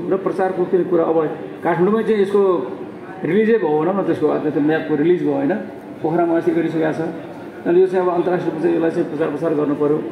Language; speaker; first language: Nepali; non-native, local second language; Gurung